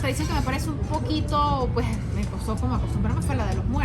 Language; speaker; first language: Spanish; native; Spanish